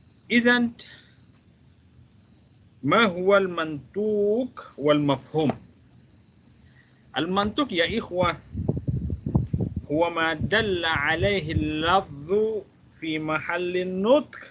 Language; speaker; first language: Arabic; non-native, fluent; Malay